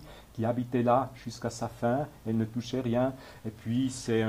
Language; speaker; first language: French; non-native, local second language; German